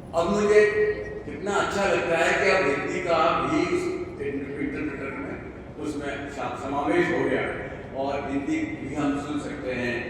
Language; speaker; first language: Hindi; native; Hindi